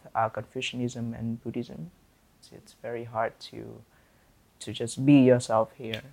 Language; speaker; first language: English; non-native, fluent; Vietnamese